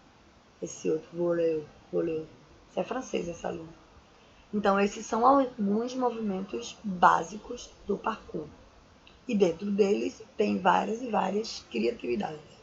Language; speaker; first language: Portuguese; native; Portuguese